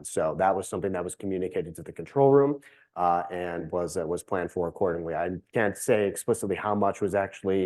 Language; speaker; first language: English; native; English